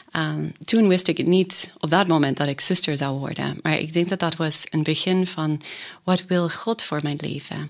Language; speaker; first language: Dutch; non-native, fluent; English